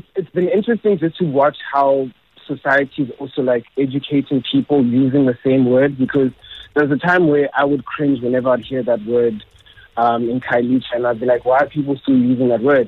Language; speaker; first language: English; non-native, local second language; Xhosa